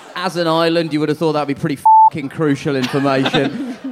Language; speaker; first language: English; native; English